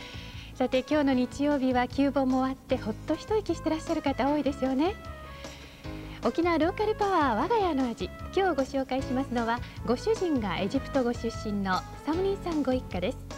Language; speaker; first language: Japanese; native; Japanese